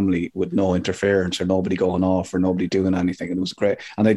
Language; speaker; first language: English; native; English